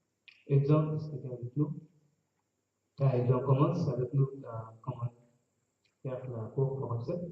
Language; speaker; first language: French; non-native, learner; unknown